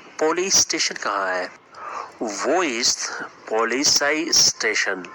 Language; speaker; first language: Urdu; native; Urdu